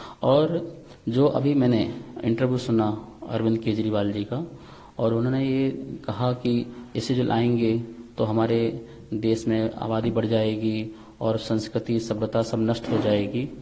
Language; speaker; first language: Hindi; native; Hindi